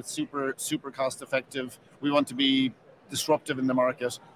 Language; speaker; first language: English; native; English